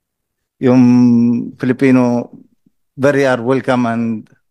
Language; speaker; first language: Filipino; non-native, learner; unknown